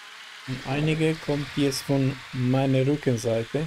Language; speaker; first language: German; non-native, fluent; Romanian